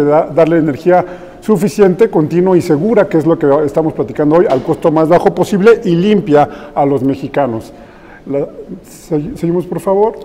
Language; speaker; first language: Spanish; native; Spanish